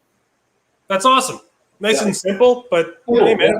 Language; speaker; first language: English; native; English